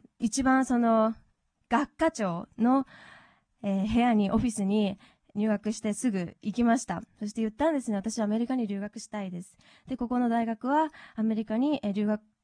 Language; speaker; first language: Japanese; native; Japanese